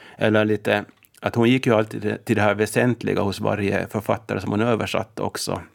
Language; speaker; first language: Swedish; native; Swedish